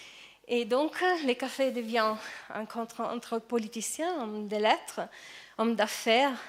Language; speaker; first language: French; non-native, fluent; Italian